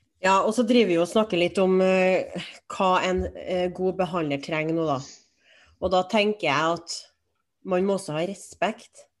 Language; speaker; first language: Norwegian; native; Norwegian